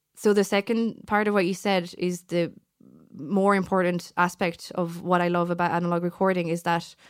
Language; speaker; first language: English; non-native, fluent; French